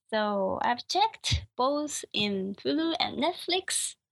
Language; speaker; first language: English; non-native, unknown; Japanese